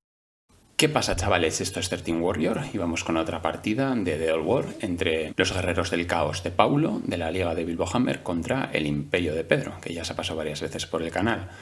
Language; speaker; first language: Spanish; native; Spanish